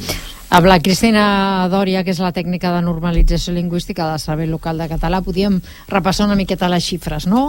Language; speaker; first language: Catalan; native; Catalan